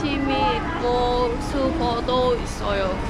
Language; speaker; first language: Korean; non-native, learner; Vietnamese